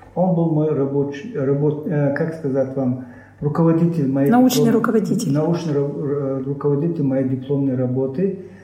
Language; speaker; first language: Russian; non-native, local second language; Chechen